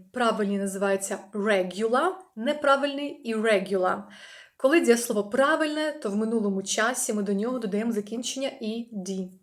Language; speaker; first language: Ukrainian; non-native, local second language; Russian